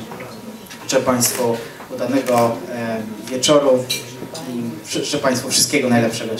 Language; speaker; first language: Polish; non-native, fluent; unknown